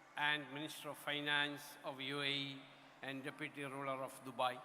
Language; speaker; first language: English; non-native, local second language; Malayalam